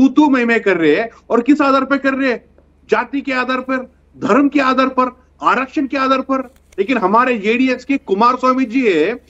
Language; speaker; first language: Hindi; non-native, local second language; Kannada